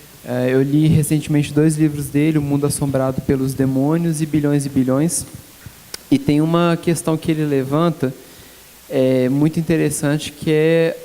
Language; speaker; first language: Portuguese; native; Portuguese